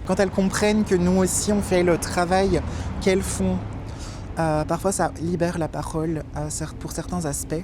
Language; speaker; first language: French; native; French